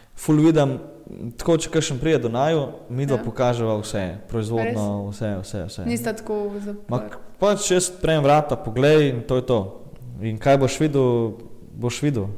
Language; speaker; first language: Slovenian; early bilingual, other home language; Bosnian